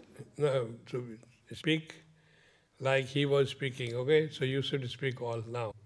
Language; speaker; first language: English; non-native, learner; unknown